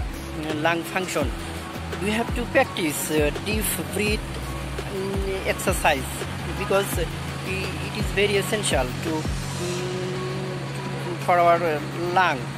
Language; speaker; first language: English; non-native, learner; Bangla